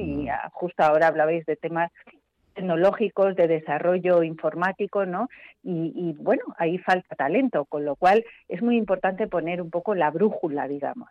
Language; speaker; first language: Spanish; native; Spanish